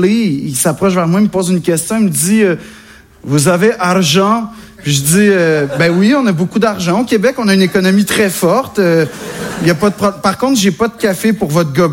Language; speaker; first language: French; native; French